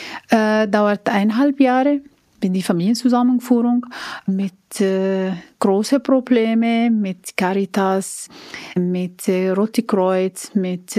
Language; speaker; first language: German; non-native, learner; Arabic